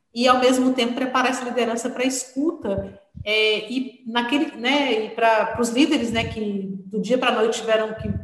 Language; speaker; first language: Portuguese; native; Portuguese